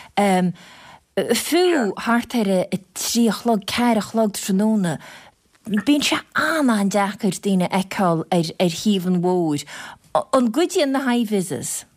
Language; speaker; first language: Irish; native; Irish